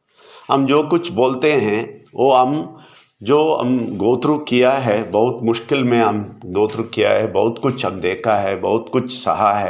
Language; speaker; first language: Hindi; non-native, local second language; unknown